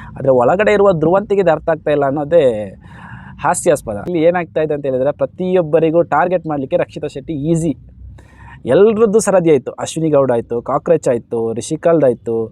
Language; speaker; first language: Kannada; native; Kannada